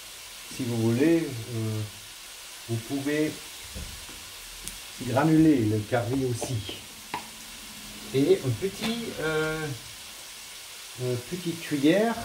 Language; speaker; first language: French; non-native, learner; German